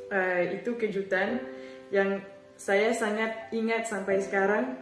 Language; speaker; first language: Indonesian; non-native, fluent; French